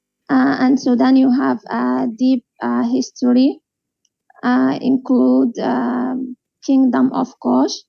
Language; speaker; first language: English; non-native, learner; Arabic